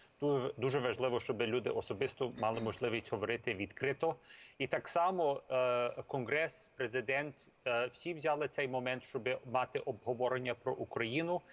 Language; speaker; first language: Ukrainian; early bilingual, heritage; English